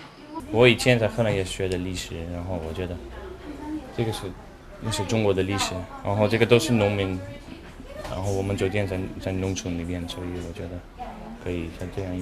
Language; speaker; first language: Chinese; non-native, fluent; Dutch